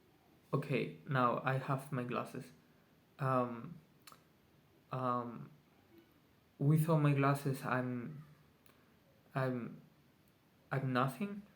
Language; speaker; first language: English; non-native, learner; Spanish